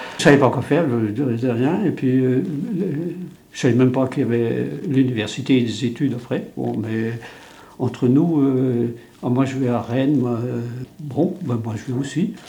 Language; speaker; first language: French; non-native, local second language; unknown